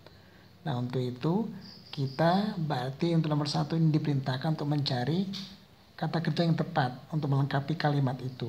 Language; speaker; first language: Indonesian; native; Indonesian